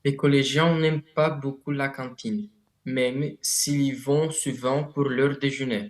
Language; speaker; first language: French; non-native, learner; Romanian